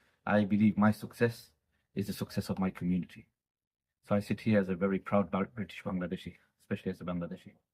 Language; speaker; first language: English; early bilingual, other home language; Bangla